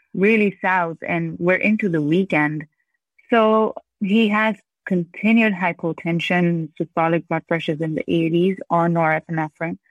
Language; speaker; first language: English; non-native, local second language; Urdu